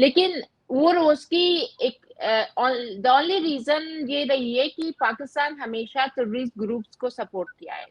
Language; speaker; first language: Hindi; non-native, fluent; Persian